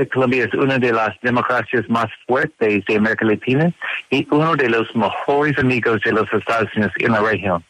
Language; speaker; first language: Spanish; non-native, learner; English